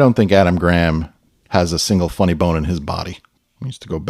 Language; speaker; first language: English; native; English